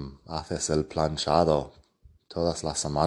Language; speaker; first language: Spanish; non-native, fluent; English